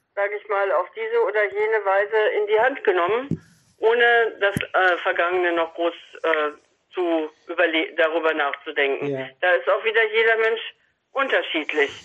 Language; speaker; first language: German; native; German